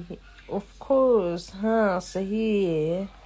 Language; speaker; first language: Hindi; non-native, local second language; Mizo